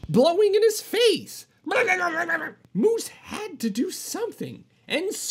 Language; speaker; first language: English; native; English